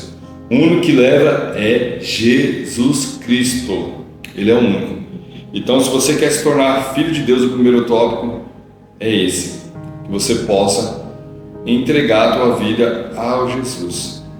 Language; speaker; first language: Portuguese; native; Portuguese